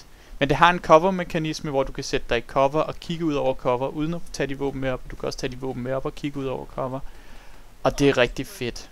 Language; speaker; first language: Danish; native; Danish